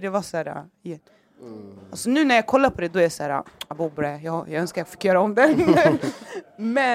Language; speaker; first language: Swedish; native; Swedish